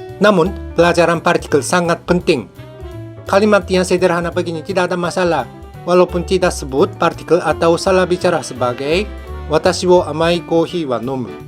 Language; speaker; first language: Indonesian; non-native, fluent; Japanese